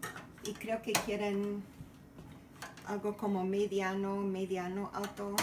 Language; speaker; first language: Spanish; non-native, learner; English